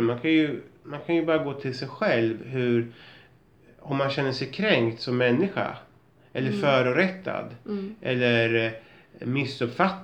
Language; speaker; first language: Swedish; native; Swedish